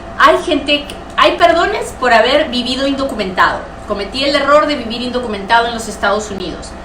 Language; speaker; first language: Spanish; native; Spanish